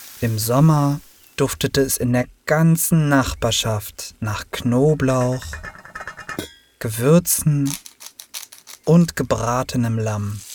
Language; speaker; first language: German; early bilingual, other home language; Turkish